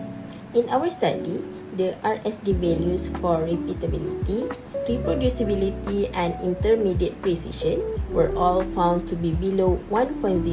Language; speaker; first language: English; non-native, local second language; Malay